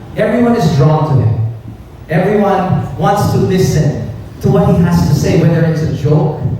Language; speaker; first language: English; native; English